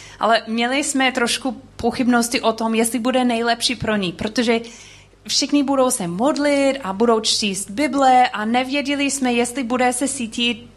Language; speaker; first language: Czech; non-native, learner; English